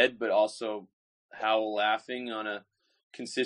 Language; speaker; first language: English; native; English